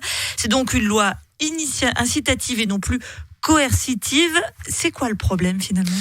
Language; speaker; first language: French; native; French